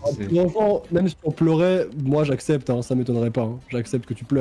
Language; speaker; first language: French; native; French